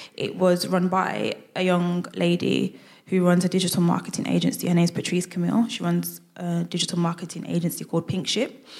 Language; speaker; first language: English; native; English